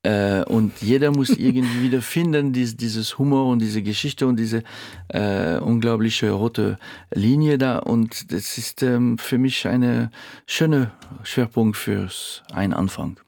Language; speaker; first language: German; non-native, fluent; French